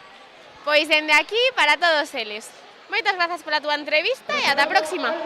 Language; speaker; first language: Galician; native; Galician